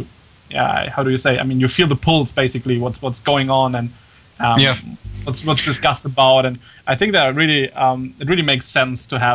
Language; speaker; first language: English; non-native, fluent; German